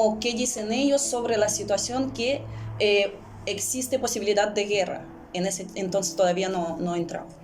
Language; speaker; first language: Spanish; early bilingual, other home language; Russian